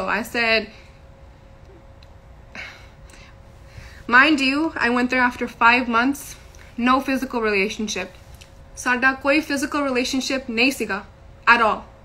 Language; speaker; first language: English; early bilingual, other home language; Punjabi